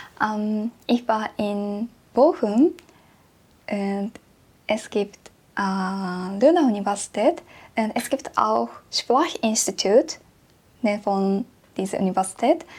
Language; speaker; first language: German; non-native, learner; Japanese